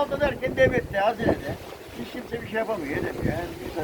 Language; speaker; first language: Turkish; native; Turkish